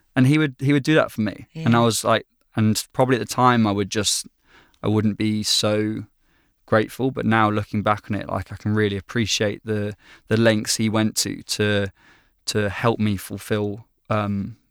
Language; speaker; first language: English; native; English